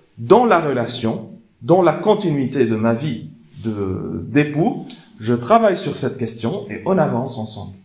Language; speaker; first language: French; non-native, fluent; Arabic